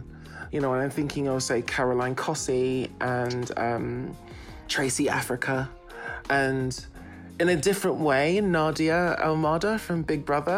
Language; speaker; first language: English; native; English